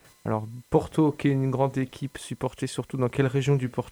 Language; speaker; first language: French; native; French